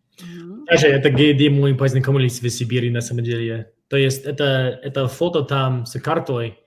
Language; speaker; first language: Russian; non-native, fluent; English